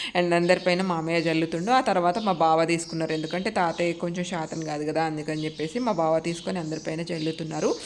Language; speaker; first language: Telugu; non-native, local second language; Lambadi